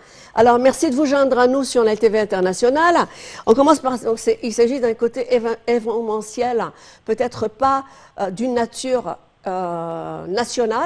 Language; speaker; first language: French; non-native, fluent; Arabic